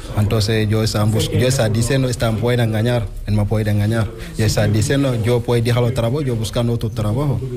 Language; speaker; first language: Spanish; non-native, learner; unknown